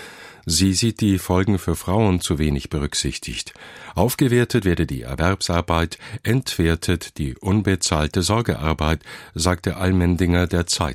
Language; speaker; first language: German; native; German